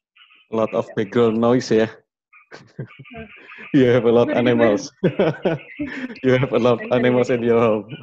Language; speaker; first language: English; non-native, learner; Indonesian